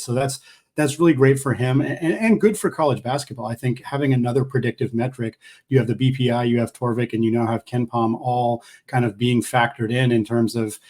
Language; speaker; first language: English; native; English